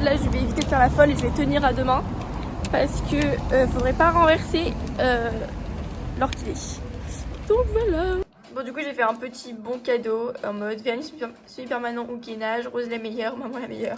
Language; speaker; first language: French; native; French